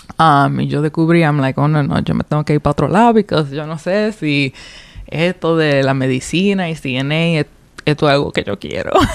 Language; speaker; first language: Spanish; early bilingual, heritage; Spanish